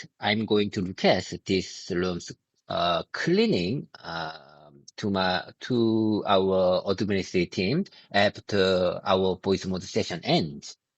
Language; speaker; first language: English; non-native, learner; Korean